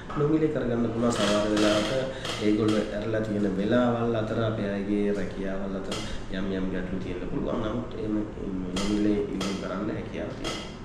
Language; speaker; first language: Sinhala; non-native, local second language; Tamil